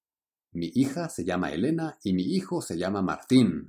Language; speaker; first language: Spanish; early bilingual, heritage; Spanish